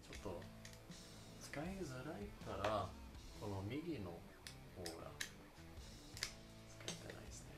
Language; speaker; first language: Japanese; non-native, learner; English